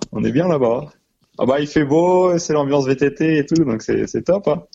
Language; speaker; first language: French; native; French